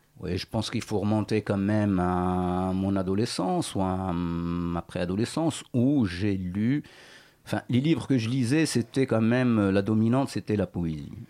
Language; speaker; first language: French; non-native, local second language; Berber languages